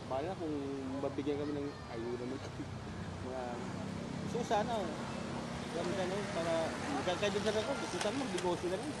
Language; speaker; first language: Filipino; non-native, local second language; Bikol